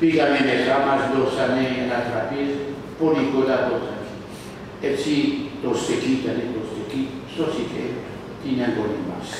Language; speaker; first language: Greek; non-native, learner; French